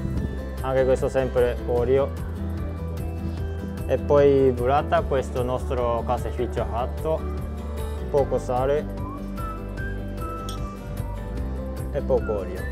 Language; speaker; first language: Italian; non-native, learner; Japanese